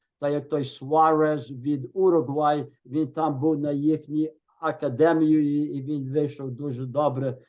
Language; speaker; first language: Ukrainian; early bilingual, heritage; Ukrainian